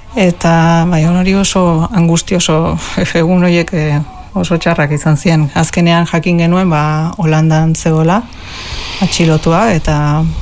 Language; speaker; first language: Basque; non-native, local second language; Spanish